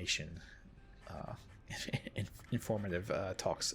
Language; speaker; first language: English; native; English